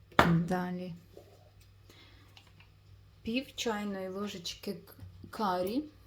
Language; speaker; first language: Ukrainian; non-native, local second language; Russian